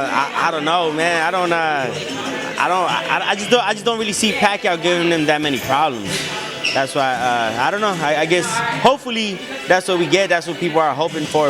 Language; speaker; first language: English; native; English